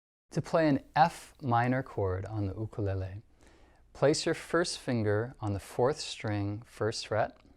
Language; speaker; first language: English; native; English